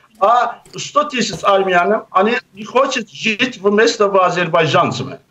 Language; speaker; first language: Russian; non-native, local second language; Azerbaijani